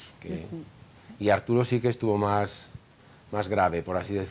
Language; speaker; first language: Spanish; native; Spanish